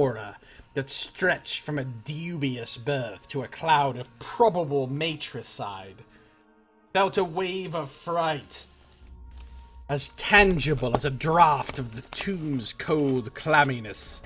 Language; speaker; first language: English; native; English